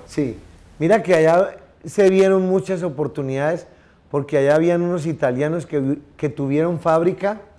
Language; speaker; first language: Spanish; native; Spanish